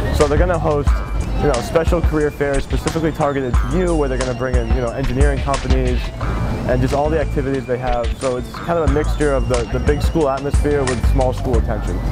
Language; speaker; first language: English; native; English